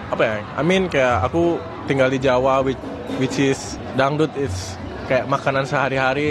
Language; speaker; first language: Indonesian; native; Indonesian